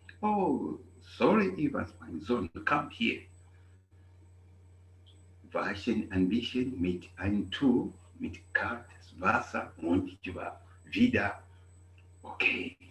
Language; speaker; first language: German; non-native, fluent; English